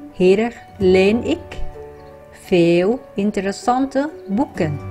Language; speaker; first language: Dutch; non-native, fluent; Vietnamese